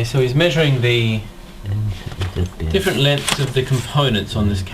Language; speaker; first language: English; native; English